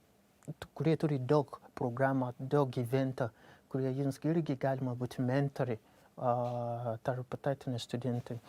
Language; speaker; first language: Lithuanian; non-native, learner; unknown